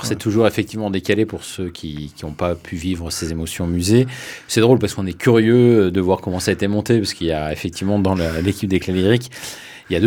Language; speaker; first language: French; native; French